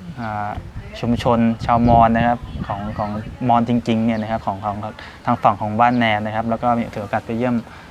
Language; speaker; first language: Thai; native; Thai